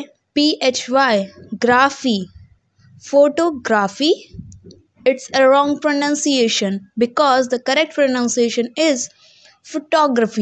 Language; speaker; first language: English; non-native, local second language; Hindi